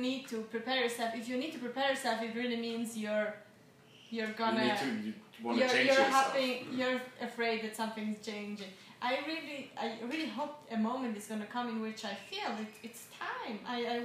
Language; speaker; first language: English; non-native, fluent; Swiss German